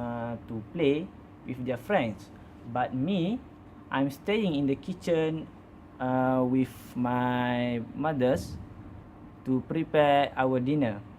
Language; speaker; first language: English; non-native, learner; Malay